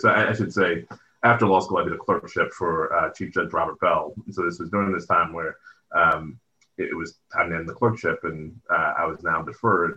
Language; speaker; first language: English; native; English